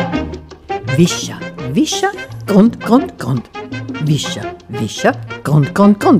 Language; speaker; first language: German; native; German